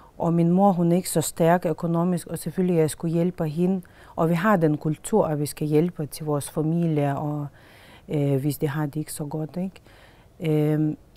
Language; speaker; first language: Danish; non-native, fluent; Lithuanian